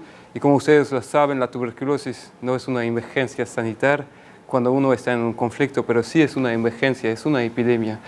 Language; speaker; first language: Spanish; non-native, fluent; French